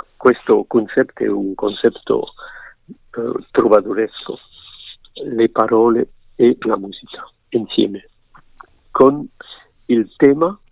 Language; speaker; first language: Italian; early bilingual, other home language; French